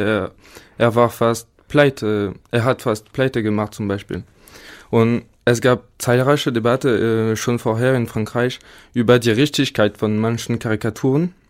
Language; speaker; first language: German; non-native, learner; French